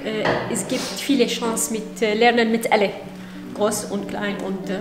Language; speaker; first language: German; non-native, learner; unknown